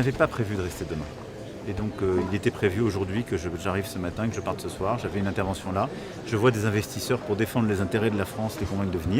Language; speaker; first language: French; native; French